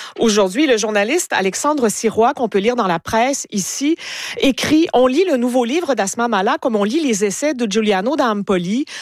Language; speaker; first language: French; native; French